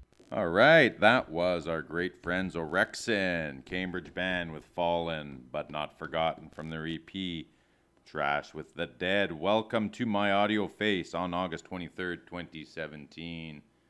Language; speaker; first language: English; early bilingual, other home language; French